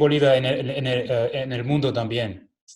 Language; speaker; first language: Spanish; non-native, learner; German